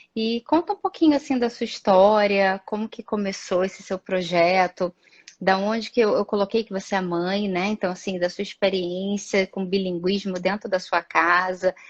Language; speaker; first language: Portuguese; native; Portuguese